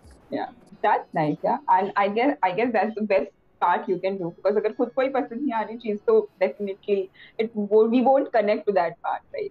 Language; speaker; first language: English; non-native, local second language; Hindi